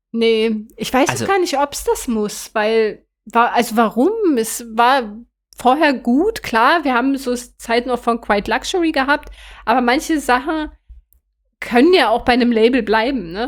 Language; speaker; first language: German; native; German